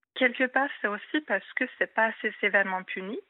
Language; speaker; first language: French; non-native, fluent; Hungarian